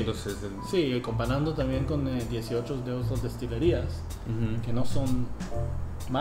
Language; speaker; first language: Spanish; non-native, fluent; English